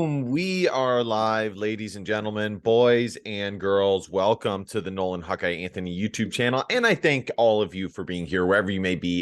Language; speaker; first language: English; native; English